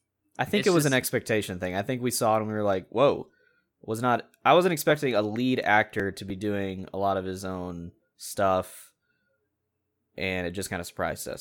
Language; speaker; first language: English; native; English